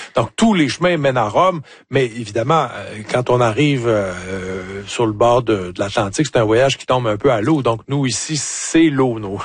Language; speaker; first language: French; native; French